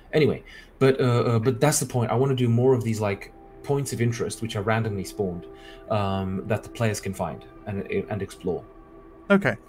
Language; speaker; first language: English; native; English